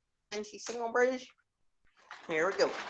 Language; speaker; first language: English; native; English